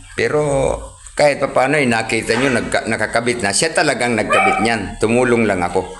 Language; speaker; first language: Filipino; non-native, local second language; Cebuano